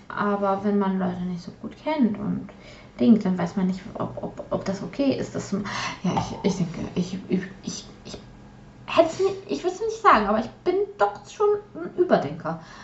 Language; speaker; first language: German; early bilingual, other home language; Polish